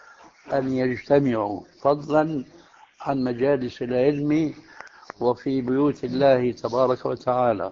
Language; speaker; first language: Arabic; early bilingual, other home language; Albanian